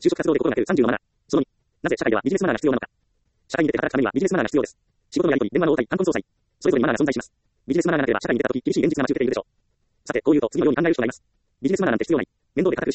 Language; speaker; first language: Japanese; native; Japanese